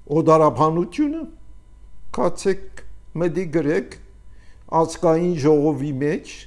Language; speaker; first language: Armenian; early bilingual, heritage; Armenian